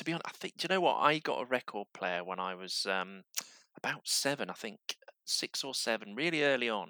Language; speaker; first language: English; native; English